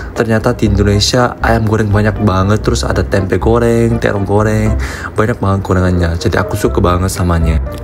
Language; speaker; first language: Indonesian; non-native, fluent; Korean